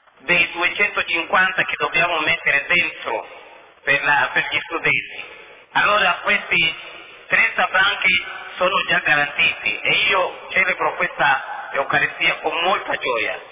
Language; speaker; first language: Italian; non-native, fluent; Portuguese